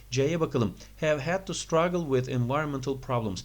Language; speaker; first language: English; non-native, fluent; Turkish